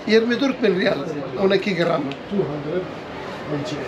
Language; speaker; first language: Turkish; non-native, learner; Arabic